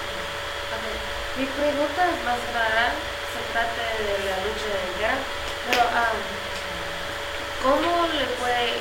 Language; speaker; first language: Spanish; non-native, learner; English